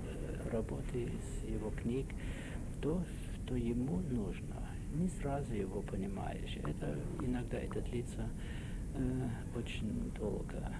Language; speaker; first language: Russian; non-native, fluent; German